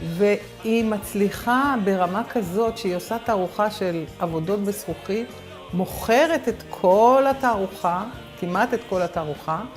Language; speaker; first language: Hebrew; native; Hebrew